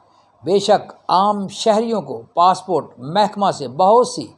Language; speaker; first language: Urdu; native; Urdu